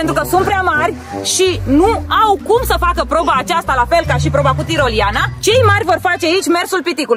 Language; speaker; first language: Romanian; native; Romanian